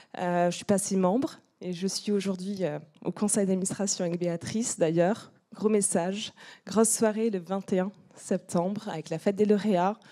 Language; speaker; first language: French; native; French